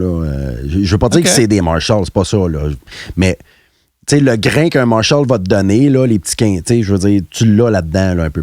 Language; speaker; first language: French; native; French